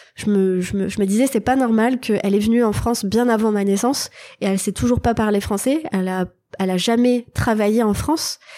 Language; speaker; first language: French; native; French